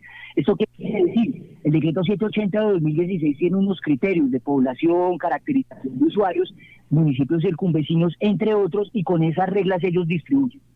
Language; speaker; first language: Spanish; native; Spanish